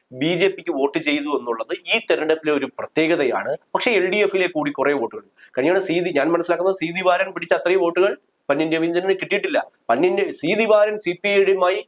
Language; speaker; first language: Malayalam; native; Malayalam